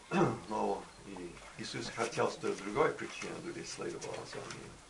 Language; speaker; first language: Russian; non-native, learner; English